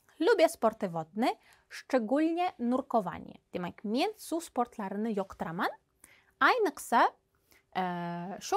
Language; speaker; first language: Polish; non-native, fluent; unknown